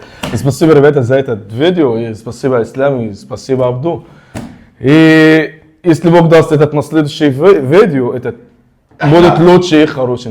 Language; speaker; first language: Russian; non-native, learner; Arabic